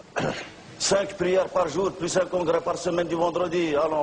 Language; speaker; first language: French; non-native, local second language; Kabyle